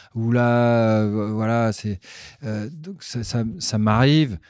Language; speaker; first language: French; native; French